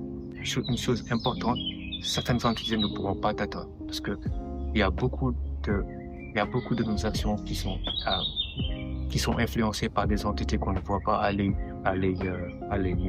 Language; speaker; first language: French; non-native, local second language; Wolof